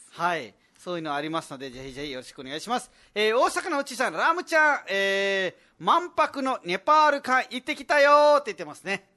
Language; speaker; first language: Japanese; non-native, fluent; Nepali